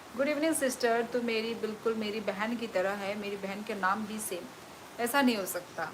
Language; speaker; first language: Hindi; non-native, local second language; Kok Borok